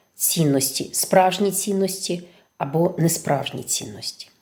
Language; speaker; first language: Ukrainian; non-native, local second language; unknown